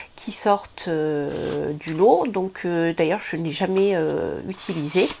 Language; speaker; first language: French; native; French